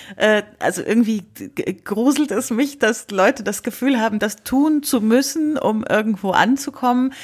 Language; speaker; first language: German; native; German